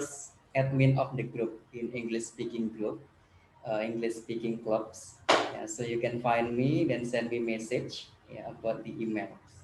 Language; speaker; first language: English; non-native, learner; Indonesian